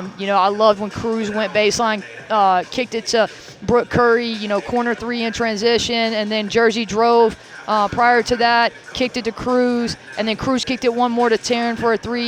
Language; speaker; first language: English; native; English